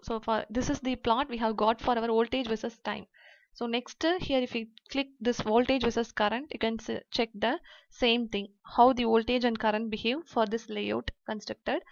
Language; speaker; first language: English; non-native, local second language; Tamil